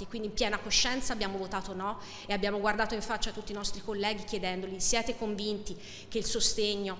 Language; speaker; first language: Italian; native; Italian